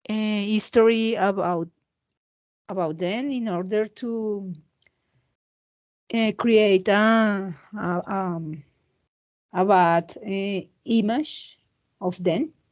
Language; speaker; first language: English; non-native, learner; Spanish